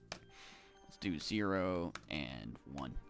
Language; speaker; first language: English; native; English